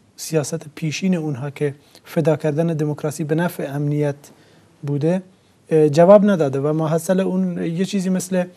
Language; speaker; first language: Persian; non-native, local second language; Central Kurdish